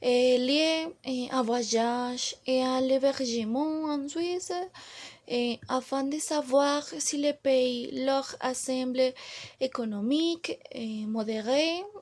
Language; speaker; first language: French; non-native, learner; Spanish